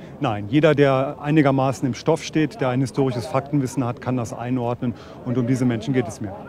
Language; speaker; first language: German; native; German